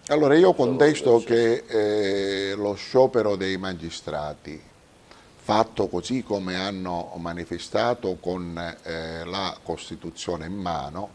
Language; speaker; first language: Italian; native; Italian